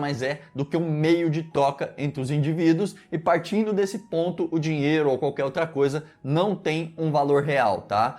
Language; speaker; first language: Portuguese; native; Portuguese